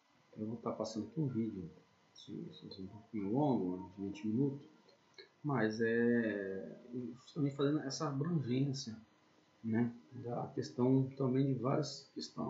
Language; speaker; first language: Portuguese; native; Portuguese